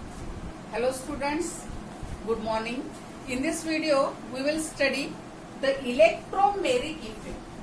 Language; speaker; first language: English; non-native, local second language; Marathi